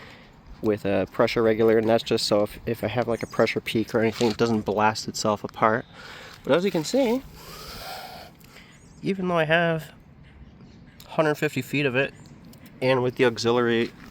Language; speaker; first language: English; native; English